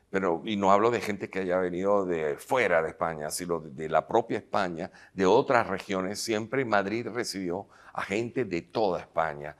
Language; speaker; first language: Spanish; native; Spanish